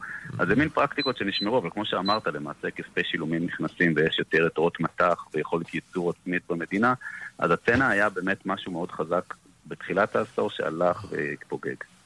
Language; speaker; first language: Hebrew; native; Hebrew